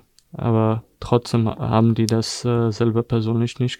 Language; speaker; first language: German; non-native, fluent; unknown